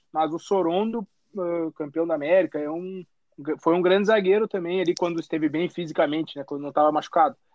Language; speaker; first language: Portuguese; native; Portuguese